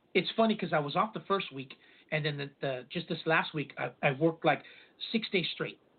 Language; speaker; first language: English; native; English